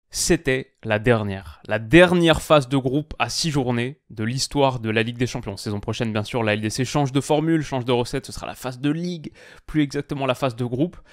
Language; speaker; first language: French; native; French